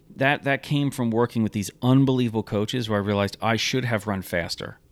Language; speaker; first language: English; native; English